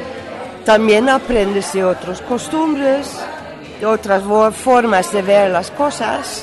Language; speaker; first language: Spanish; non-native, fluent; Dutch